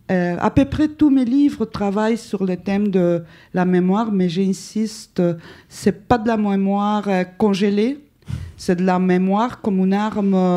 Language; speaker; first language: French; non-native, fluent; Spanish